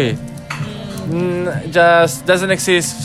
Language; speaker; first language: English; non-native, learner; Italian